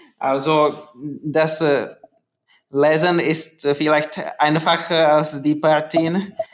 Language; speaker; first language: German; non-native, learner; Czech